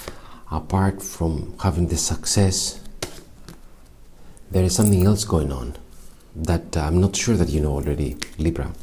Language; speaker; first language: English; non-native, fluent; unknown